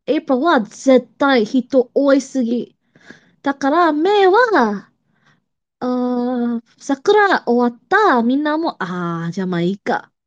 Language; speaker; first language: Japanese; non-native, learner; English